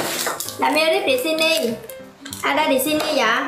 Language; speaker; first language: Indonesian; non-native, learner; Vietnamese